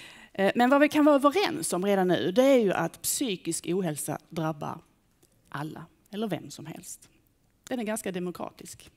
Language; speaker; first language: Swedish; native; Swedish